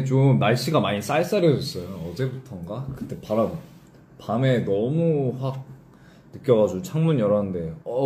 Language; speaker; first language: Korean; early bilingual, heritage; English